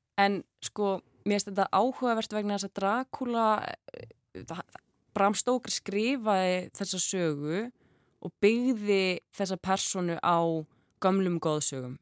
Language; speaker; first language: Icelandic; native; Icelandic